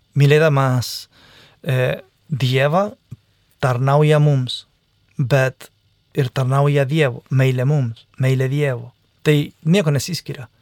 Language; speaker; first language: Lithuanian; non-native, fluent; Spanish